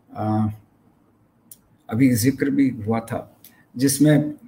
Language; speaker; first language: Hindi; native; Hindi